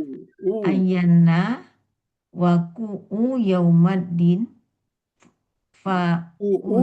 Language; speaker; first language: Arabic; non-native, learner; Indonesian